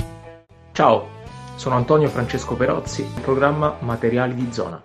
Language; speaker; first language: Italian; native; Italian